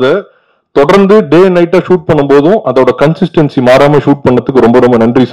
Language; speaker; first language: Tamil; native; Tamil